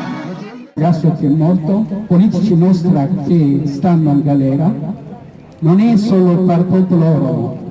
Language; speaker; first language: Italian; non-native, learner; Oromo